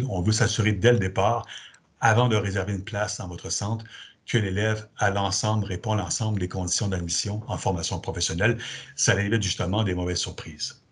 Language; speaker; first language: French; native; French